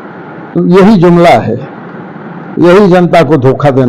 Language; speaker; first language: Hindi; native; Hindi